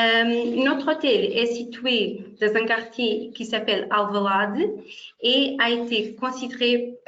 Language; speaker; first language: French; non-native, fluent; Portuguese